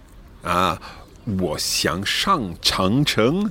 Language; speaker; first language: Chinese; non-native, learner; English